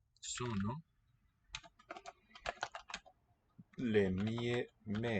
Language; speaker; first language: Italian; non-native, learner; English